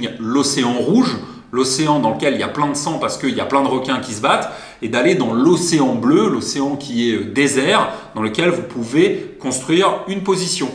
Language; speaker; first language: French; native; French